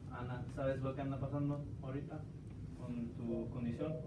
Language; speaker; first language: Spanish; non-native, learner; English